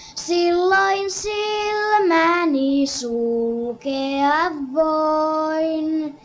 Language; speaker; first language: Finnish; native; Finnish